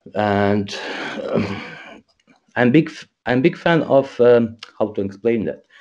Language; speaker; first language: English; non-native, learner; Croatian